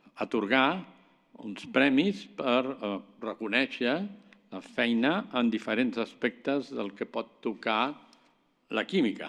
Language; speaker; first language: Catalan; native; Catalan